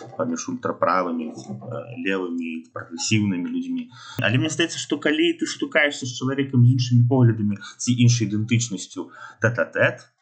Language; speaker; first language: Belarusian; non-native, local second language; Russian